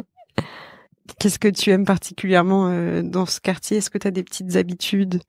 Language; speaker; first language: French; native; French